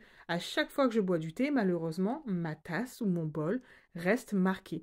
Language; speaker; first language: French; native; French